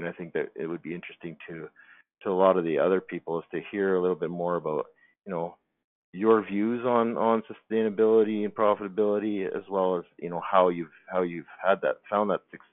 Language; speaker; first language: English; native; English